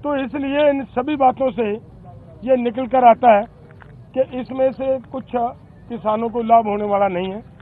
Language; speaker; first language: Hindi; non-native, local second language; Punjabi